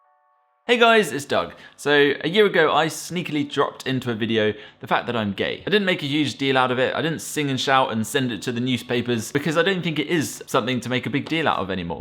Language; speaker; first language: English; native; English